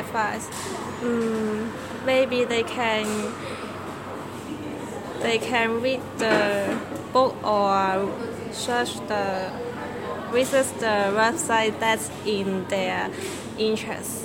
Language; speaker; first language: English; non-native, learner; Cantonese